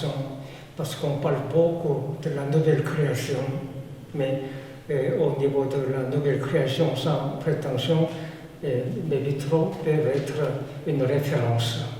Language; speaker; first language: French; non-native, fluent; Korean